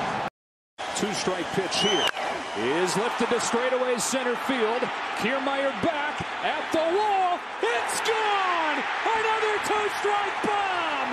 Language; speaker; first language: English; native; English